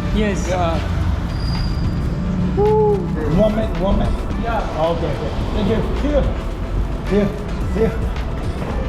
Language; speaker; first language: English; non-native, learner; Korean